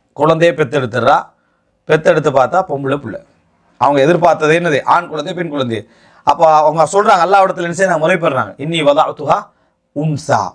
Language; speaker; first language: Tamil; native; Tamil